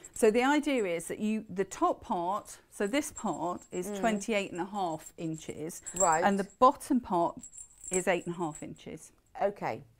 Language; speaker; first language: English; native; English